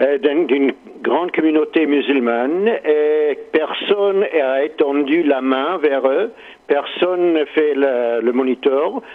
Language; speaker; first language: French; non-native, learner; English